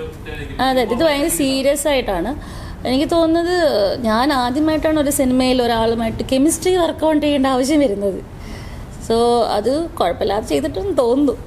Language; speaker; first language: Malayalam; native; Malayalam